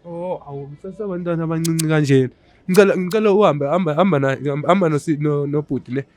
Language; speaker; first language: Zulu; non-native, local second language; Xhosa